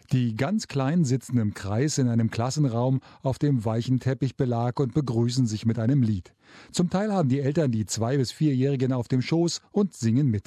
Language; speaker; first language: German; native; German